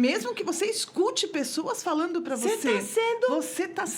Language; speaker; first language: Portuguese; native; Portuguese